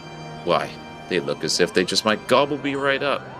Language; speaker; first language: English; native; English